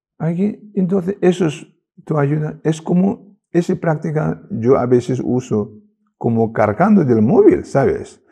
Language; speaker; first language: Spanish; non-native, learner; Tibetan